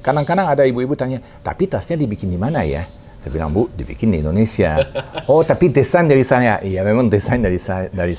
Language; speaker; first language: Indonesian; non-native, fluent; French